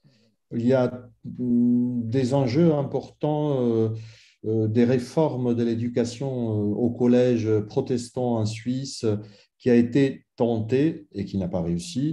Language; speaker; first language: French; non-native, fluent; Italian